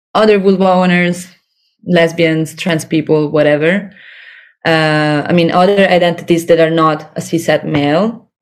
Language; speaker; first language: English; non-native, fluent; Italian